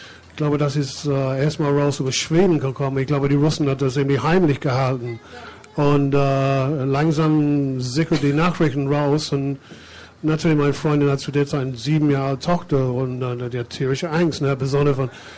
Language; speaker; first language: German; non-native, fluent; English